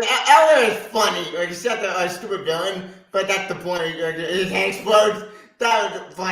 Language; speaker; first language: English; native; English